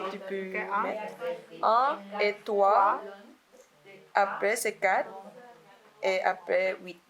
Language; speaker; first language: French; non-native, learner; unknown